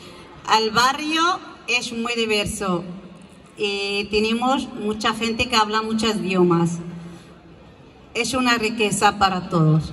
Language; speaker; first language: Spanish; non-native, fluent; Arabic